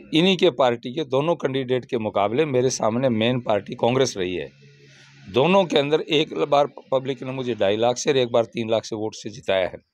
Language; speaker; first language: Hindi; native; Hindi